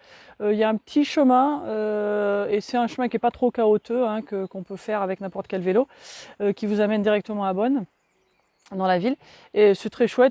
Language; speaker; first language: French; native; French